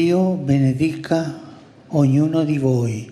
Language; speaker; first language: Italian; non-native, fluent; Spanish